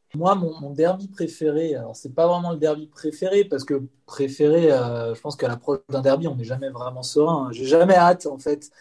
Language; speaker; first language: French; native; French